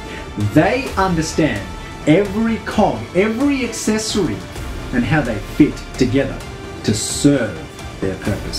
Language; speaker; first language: English; native; English